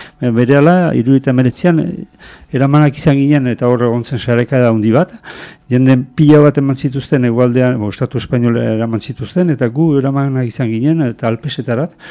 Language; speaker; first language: Basque; native; Basque